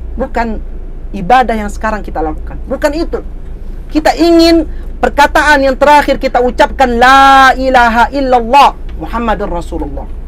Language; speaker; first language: Malay; native; Malay